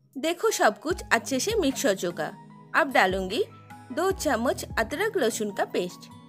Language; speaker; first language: Hindi; non-native, local second language; Bangla